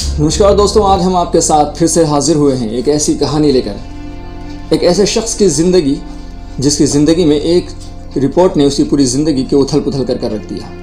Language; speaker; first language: Hindi; native; Hindi